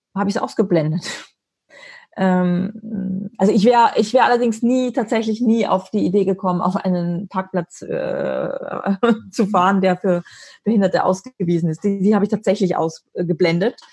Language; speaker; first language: German; native; German